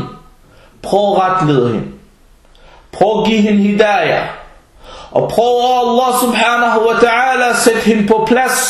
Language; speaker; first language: Danish; early bilingual, other home language; Arabic